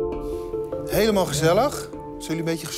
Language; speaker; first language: Dutch; native; Dutch